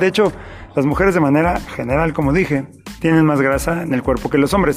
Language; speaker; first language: Spanish; native; Spanish